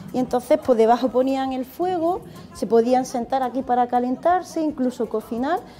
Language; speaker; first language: Spanish; native; Spanish